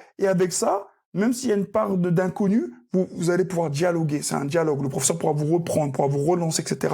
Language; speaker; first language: French; native; French